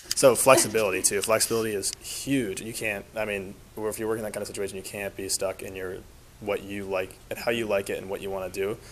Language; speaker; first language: English; native; English